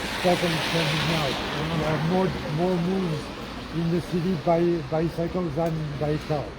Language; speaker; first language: English; non-native, fluent; French